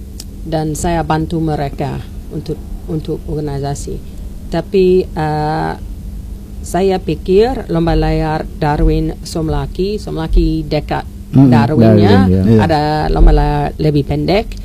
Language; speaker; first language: Indonesian; non-native, learner; English